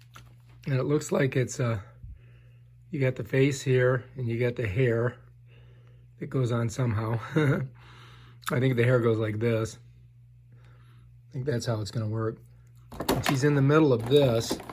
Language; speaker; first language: English; native; English